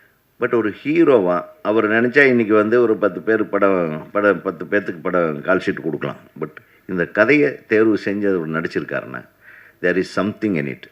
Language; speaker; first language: Tamil; native; Tamil